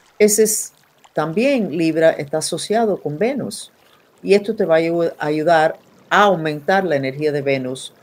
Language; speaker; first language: Spanish; non-native, fluent; English